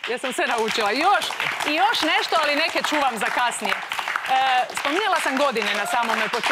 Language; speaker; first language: Croatian; native; Croatian